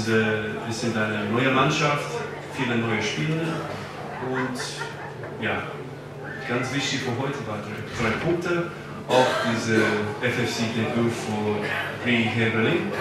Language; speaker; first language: German; non-native, learner; English